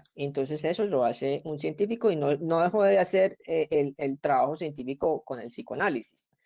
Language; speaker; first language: Spanish; native; Spanish